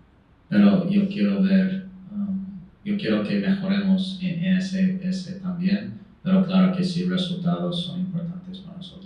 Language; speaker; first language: Spanish; non-native, fluent; English